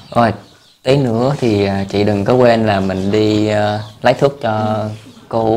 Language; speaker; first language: Vietnamese; native; Vietnamese